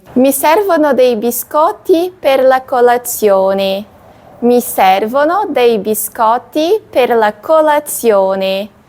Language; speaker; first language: Italian; non-native, fluent; Portuguese